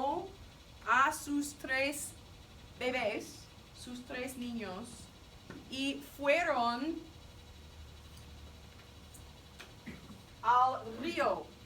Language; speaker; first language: Spanish; non-native, fluent; English